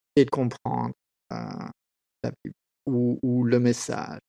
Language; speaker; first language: French; native; French